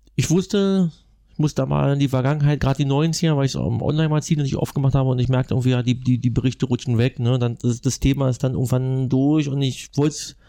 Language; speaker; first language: German; native; German